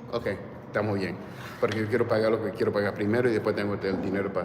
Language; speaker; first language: Spanish; early bilingual, heritage; English